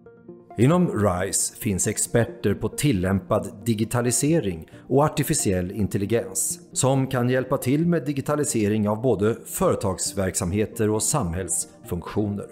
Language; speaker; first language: Swedish; native; Swedish